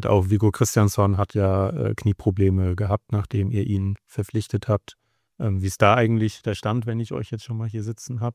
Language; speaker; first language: German; native; German